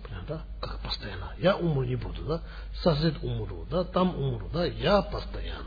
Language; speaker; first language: Russian; non-native, learner; Tibetan